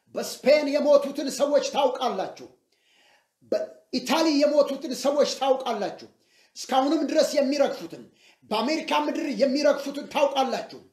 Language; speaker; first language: Amharic; native; Amharic